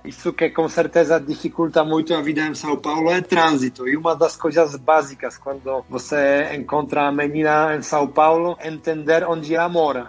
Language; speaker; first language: Portuguese; non-native, fluent; Polish